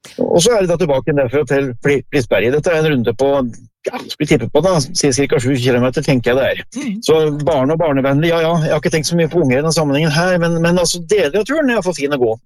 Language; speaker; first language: Norwegian; native; Norwegian